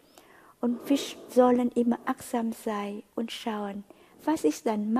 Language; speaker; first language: German; non-native, fluent; Vietnamese